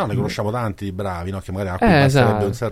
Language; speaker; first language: Italian; native; Italian